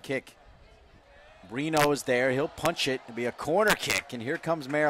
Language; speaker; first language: English; native; English